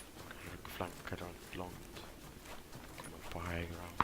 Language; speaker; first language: Swedish; native; Swedish